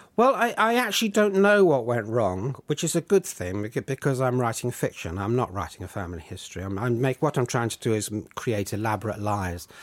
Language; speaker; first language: English; native; English